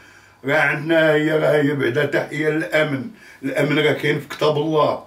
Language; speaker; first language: Arabic; native; Arabic